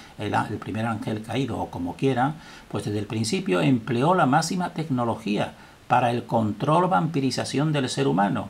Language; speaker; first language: Spanish; native; Spanish